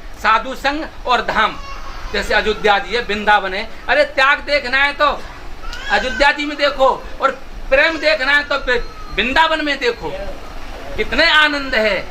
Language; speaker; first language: Hindi; native; Hindi